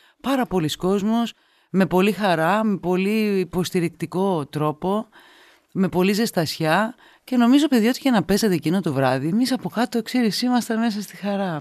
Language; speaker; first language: Greek; native; Greek